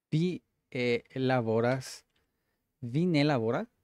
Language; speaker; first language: Spanish; native; Spanish